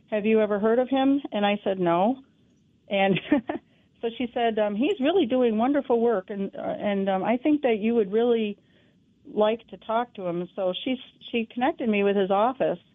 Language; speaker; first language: English; native; English